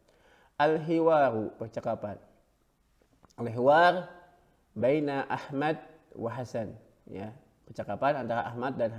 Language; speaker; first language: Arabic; non-native, fluent; Indonesian